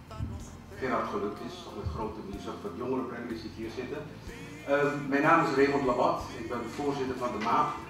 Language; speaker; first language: Dutch; non-native, local second language; Papiamento